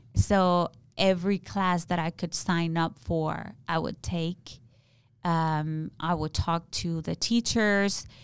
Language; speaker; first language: English; non-native, fluent; Spanish